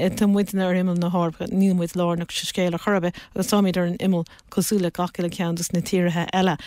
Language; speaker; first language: Irish; native; Irish